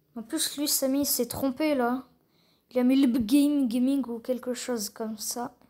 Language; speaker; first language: French; native; French